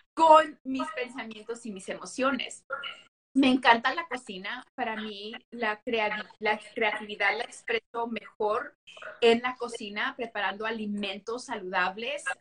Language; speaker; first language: Spanish; early bilingual, heritage; Spanish